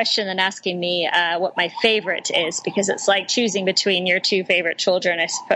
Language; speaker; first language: English; native; English